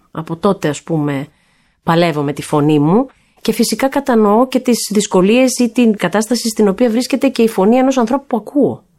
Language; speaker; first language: Greek; early bilingual, heritage; Greek